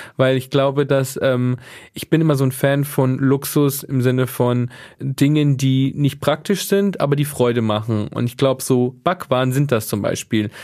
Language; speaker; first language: German; native; German